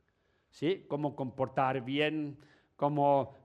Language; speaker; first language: Spanish; non-native, learner; Tibetan